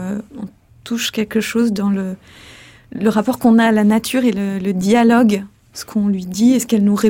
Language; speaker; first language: French; native; French